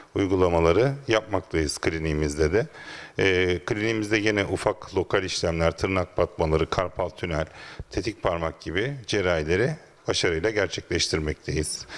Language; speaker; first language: Turkish; native; Turkish